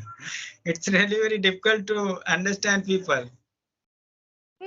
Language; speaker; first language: English; non-native, local second language; Hindi